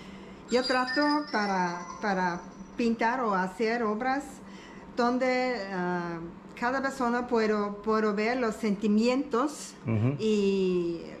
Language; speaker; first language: Spanish; non-native, learner; German